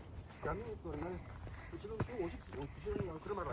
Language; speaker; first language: Korean; native; Korean